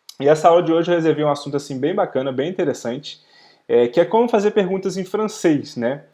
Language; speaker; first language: Portuguese; native; Portuguese